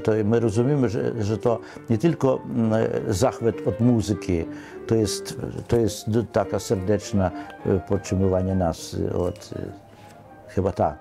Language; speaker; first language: Polish; non-native, fluent; Ukrainian